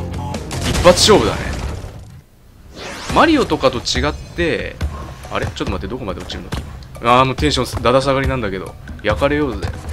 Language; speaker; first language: Japanese; native; Japanese